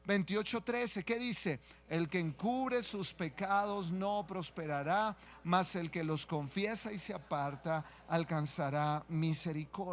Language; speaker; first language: Spanish; native; Spanish